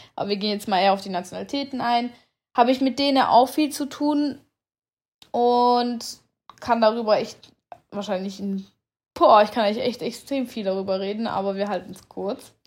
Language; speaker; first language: German; native; German